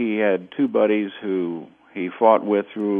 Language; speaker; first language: English; native; English